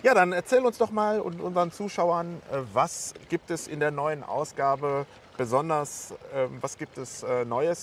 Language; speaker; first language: German; native; German